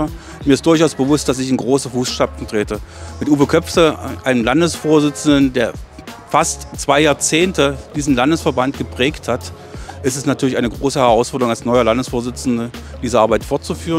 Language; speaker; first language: German; native; German